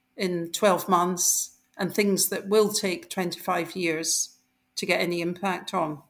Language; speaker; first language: English; native; English